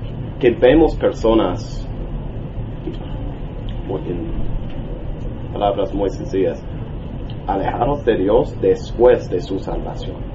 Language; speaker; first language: Spanish; non-native, learner; English